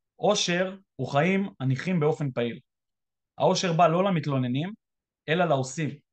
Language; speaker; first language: Hebrew; native; Hebrew